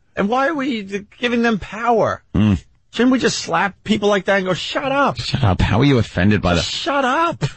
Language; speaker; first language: English; native; English